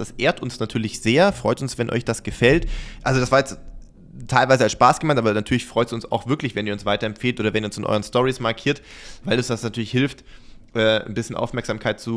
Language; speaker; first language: German; native; German